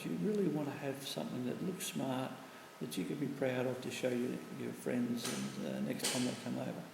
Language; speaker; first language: English; native; English